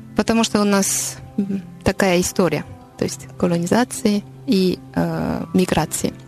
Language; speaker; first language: Russian; non-native, learner; French